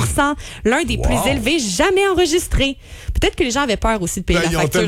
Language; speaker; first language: French; native; French